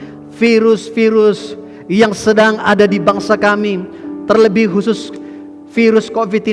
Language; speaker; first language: Indonesian; native; Indonesian